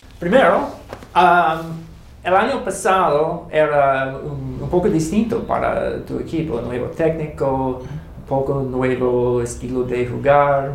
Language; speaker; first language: Spanish; non-native, fluent; English